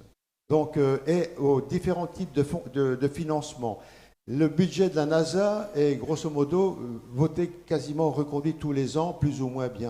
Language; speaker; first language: French; native; French